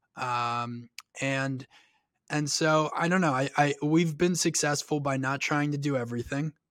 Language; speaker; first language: English; native; English